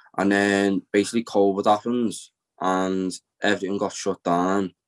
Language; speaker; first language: English; native; English